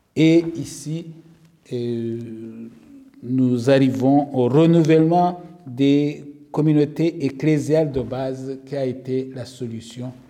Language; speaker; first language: French; non-native, local second language; Kinyarwanda